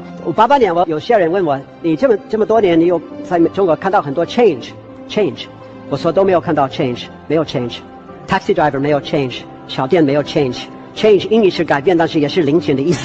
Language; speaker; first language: Chinese; non-native, fluent; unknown